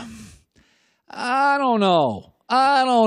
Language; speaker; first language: English; native; English